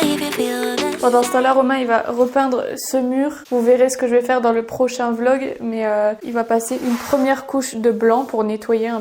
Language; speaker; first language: French; native; French